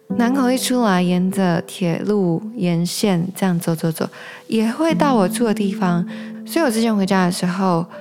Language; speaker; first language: Chinese; native; Chinese